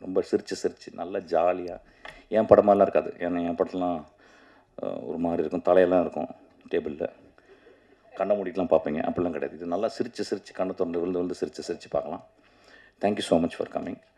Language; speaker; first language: Tamil; native; Tamil